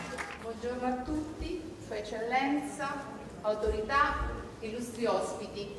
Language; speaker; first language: Italian; native; Italian